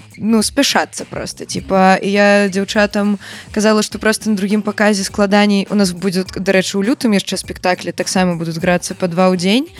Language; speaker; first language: Belarusian; native; Belarusian